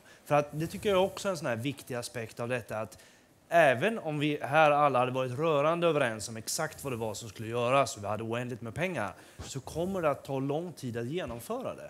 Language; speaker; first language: Swedish; native; Swedish